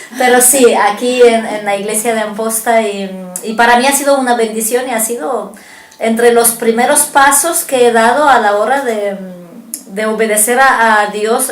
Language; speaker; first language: Spanish; non-native, fluent; Romanian